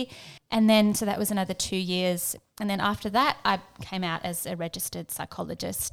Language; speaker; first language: English; native; English